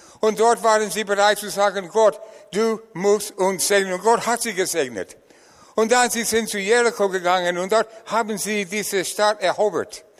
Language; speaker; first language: German; non-native, fluent; English